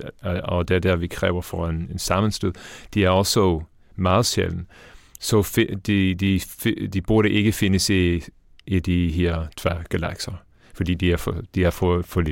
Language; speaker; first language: Danish; non-native, fluent; English